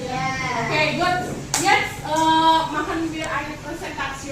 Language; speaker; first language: German; non-native, learner; Indonesian